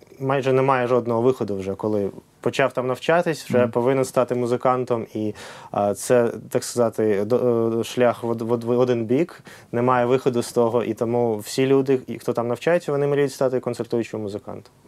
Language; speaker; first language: Ukrainian; non-native, local second language; Russian